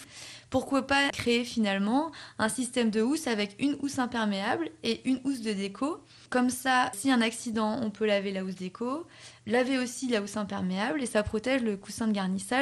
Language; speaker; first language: French; native; French